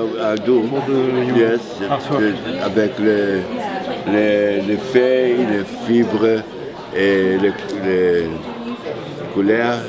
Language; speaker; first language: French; non-native, learner; Portuguese